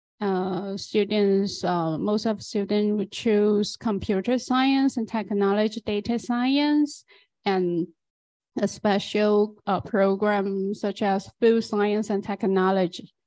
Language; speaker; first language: English; non-native, fluent; Chinese